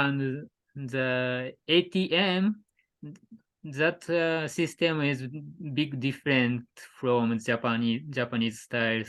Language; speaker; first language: English; non-native, learner; Japanese